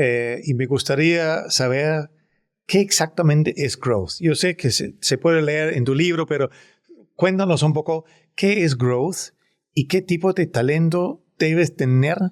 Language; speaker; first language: Spanish; non-native, fluent; Danish